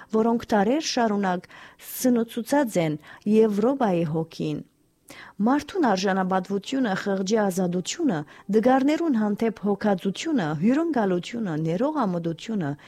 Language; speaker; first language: Armenian; early bilingual, heritage; Armenian